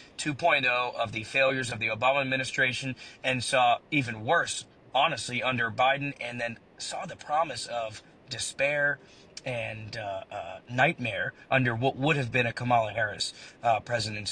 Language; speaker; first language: English; native; English